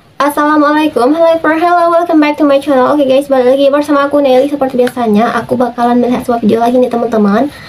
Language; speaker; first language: Indonesian; native; Indonesian